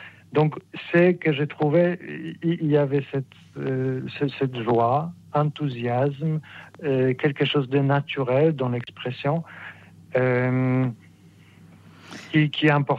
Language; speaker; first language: French; non-native, fluent; Polish